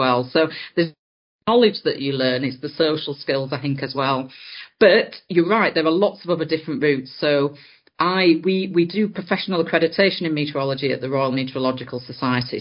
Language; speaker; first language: English; native; English